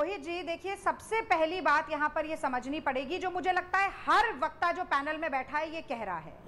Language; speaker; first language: Hindi; native; Hindi